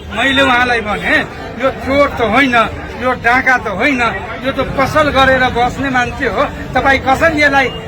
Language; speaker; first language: Nepali; non-native, local second language; Maithili